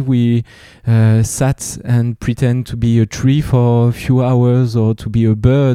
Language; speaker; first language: English; non-native, fluent; French